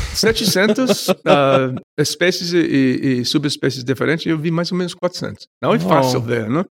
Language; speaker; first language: Portuguese; non-native, fluent; English